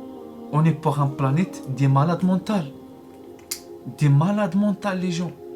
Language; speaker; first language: French; non-native, learner; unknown